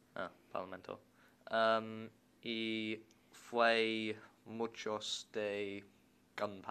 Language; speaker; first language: Spanish; non-native, learner; English